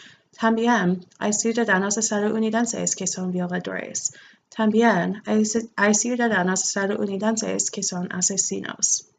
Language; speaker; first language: Spanish; non-native, fluent; English